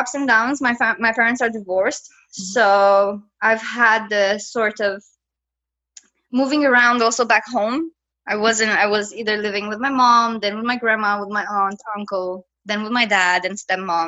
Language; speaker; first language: English; non-native, fluent; Romanian